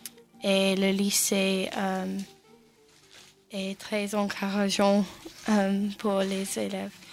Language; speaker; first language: French; non-native, learner; English